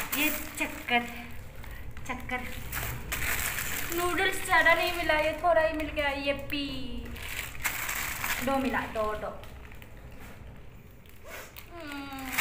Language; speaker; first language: Hindi; non-native, local second language; Bodo